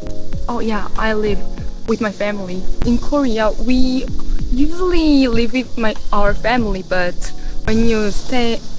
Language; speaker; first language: English; non-native, fluent; Korean